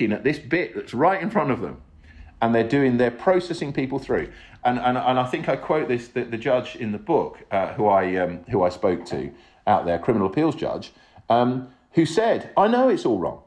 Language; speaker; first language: English; native; English